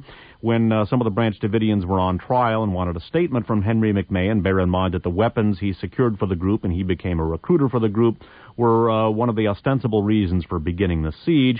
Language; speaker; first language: English; native; English